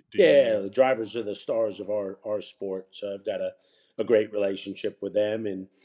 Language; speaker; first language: English; native; English